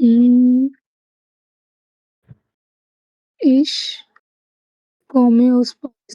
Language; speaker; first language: German; non-native, learner; Urdu